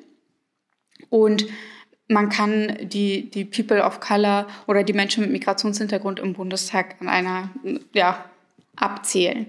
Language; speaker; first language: German; early bilingual, other home language; Arabic